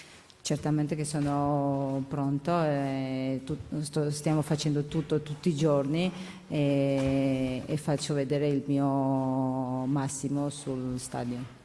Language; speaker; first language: Italian; non-native, learner; Georgian